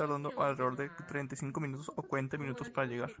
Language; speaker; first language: Spanish; native; Spanish